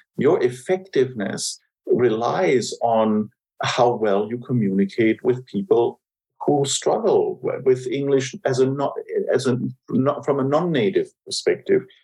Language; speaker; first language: English; non-native, fluent; German